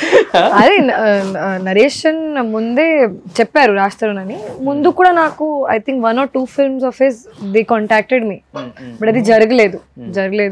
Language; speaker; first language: Telugu; non-native, local second language; Hindi